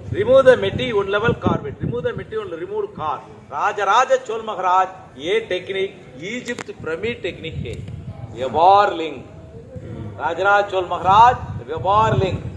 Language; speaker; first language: Hindi; non-native, local second language; Tamil